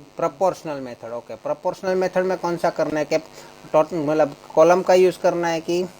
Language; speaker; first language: Hindi; non-native, local second language; Gujarati